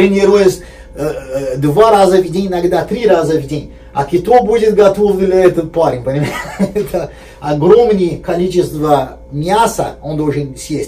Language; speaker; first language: Russian; non-native, fluent; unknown